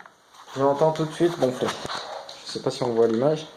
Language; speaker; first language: French; native; French